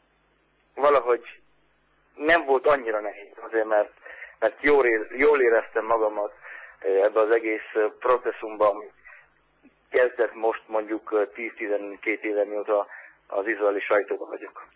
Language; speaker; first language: Hungarian; early bilingual, heritage; Hungarian